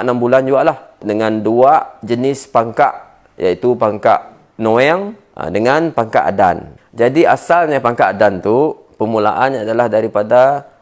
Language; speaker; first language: Malay; native; Malay